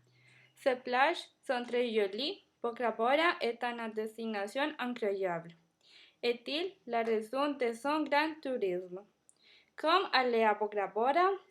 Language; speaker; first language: French; non-native, learner; Spanish